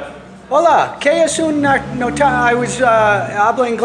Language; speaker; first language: Spanish; non-native, learner; English